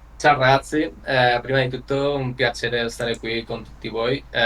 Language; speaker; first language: Italian; non-native, learner; Spanish